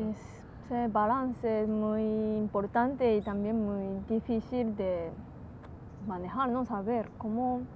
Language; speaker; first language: Spanish; non-native, learner; Japanese